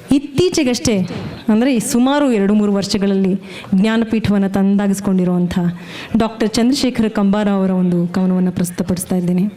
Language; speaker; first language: Kannada; native; Kannada